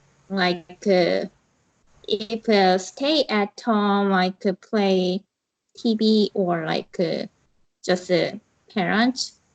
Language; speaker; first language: English; non-native, learner; Korean